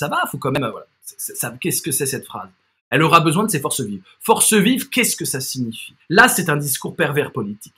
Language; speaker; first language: French; native; French